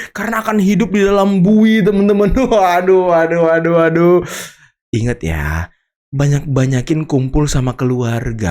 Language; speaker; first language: Indonesian; native; Indonesian